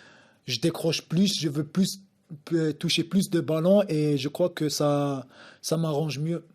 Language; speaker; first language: French; non-native, local second language; Arabic